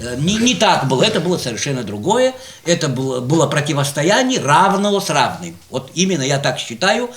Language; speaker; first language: Russian; non-native, local second language; Abkhazian